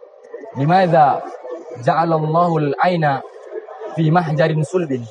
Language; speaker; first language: Arabic; non-native, learner; Indonesian